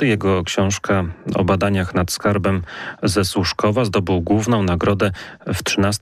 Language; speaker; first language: Polish; native; Polish